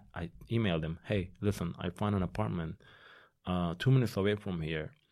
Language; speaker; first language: English; non-native, fluent; Turkish